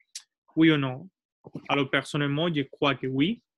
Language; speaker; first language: French; non-native, learner; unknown